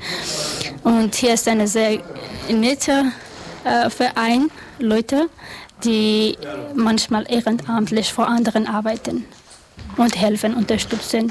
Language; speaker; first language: German; non-native, learner; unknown